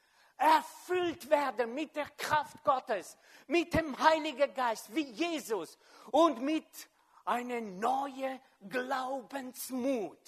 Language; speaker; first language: German; non-native, fluent; French